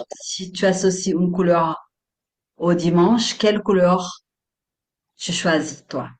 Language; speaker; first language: French; non-native, fluent; Portuguese